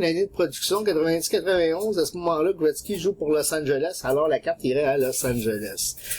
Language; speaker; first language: French; native; French